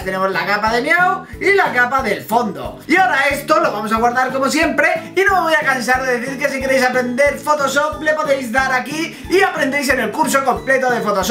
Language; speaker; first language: Spanish; native; Spanish